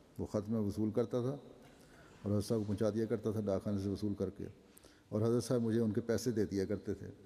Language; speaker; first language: Urdu; native; Urdu